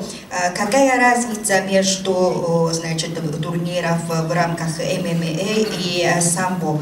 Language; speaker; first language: Russian; non-native, fluent; Japanese